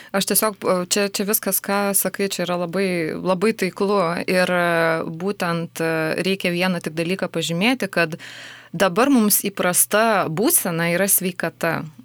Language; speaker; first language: Lithuanian; native; Lithuanian